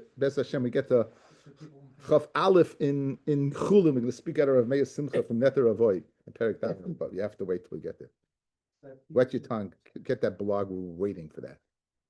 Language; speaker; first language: English; native; English